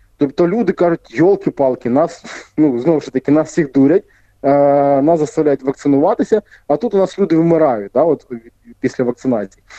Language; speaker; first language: Ukrainian; non-native, local second language; Russian